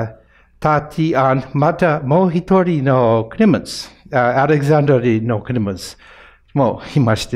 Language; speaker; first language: Japanese; non-native, fluent; English